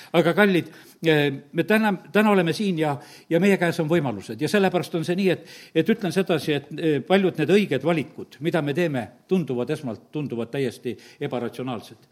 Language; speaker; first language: Estonian; native; Estonian